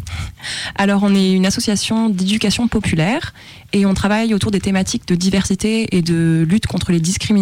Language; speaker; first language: French; native; French